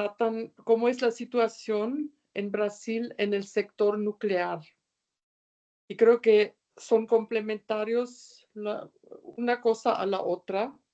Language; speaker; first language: Spanish; non-native, fluent; German